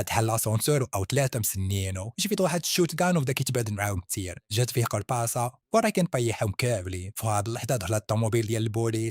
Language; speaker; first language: Arabic; native; Arabic